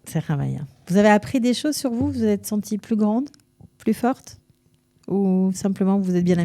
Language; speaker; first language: French; native; French